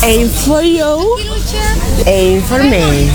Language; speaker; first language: Dutch; non-native, learner; Spanish